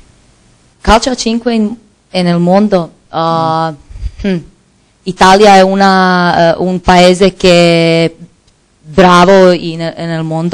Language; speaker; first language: Italian; non-native, learner; Croatian